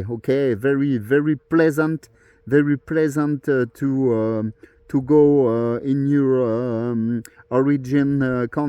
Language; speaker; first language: English; non-native, learner; French